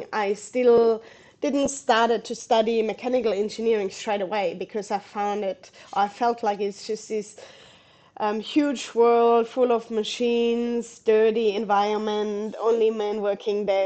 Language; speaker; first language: English; non-native, fluent; German